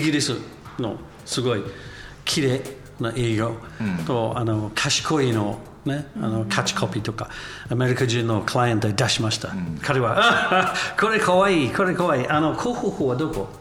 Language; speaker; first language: Japanese; non-native, learner; English